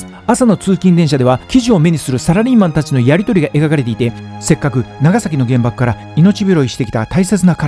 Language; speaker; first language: Japanese; native; Japanese